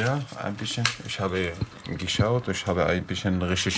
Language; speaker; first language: German; non-native, learner; Arabic